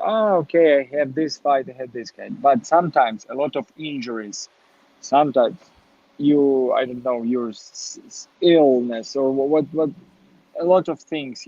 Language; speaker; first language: English; non-native, learner; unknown